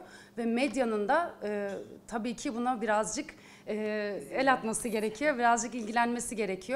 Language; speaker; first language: Turkish; native; Turkish